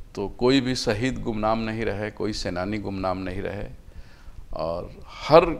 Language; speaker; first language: Hindi; native; Hindi